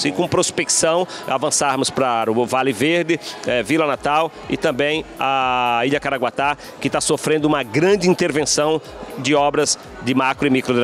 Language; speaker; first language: Portuguese; native; Portuguese